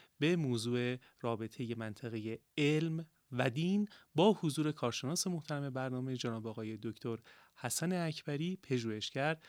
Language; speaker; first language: Persian; native; Persian